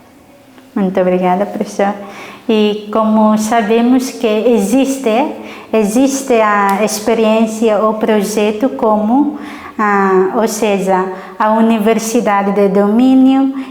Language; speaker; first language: Portuguese; non-native, learner; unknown